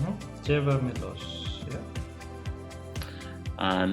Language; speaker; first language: Spanish; non-native, fluent; English